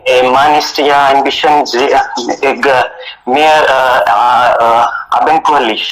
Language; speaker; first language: German; non-native, learner; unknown